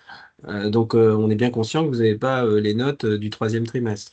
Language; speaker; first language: French; native; French